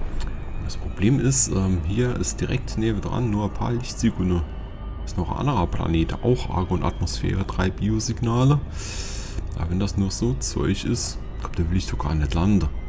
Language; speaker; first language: German; native; German